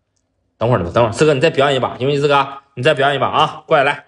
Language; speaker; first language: Chinese; native; Chinese